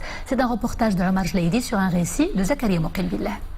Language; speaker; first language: French; non-native, local second language; Arabic